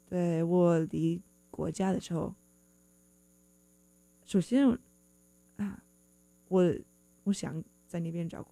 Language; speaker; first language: Chinese; non-native, fluent; English